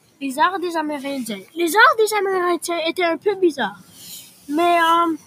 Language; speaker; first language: French; non-native, local second language; English